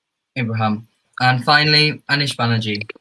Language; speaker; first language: English; native; English